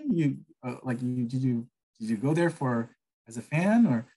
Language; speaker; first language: English; non-native, fluent; Korean